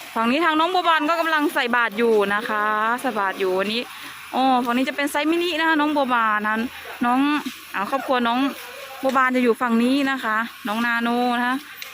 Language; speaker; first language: Thai; native; Thai